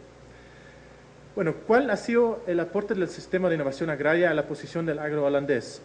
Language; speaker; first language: Spanish; non-native, fluent; Dutch